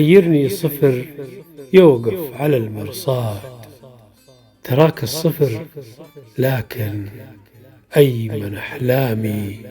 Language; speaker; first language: Arabic; native; Arabic